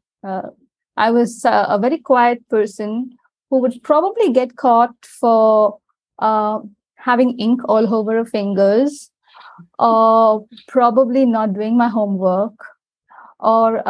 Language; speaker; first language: English; non-native, local second language; Tamil